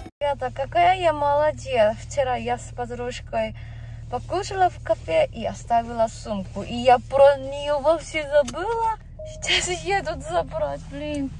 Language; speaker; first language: Russian; non-native, fluent; Korean